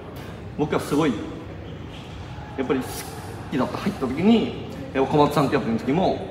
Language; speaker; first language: Japanese; native; Japanese